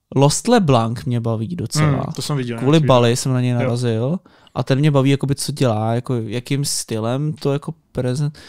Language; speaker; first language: Czech; native; Czech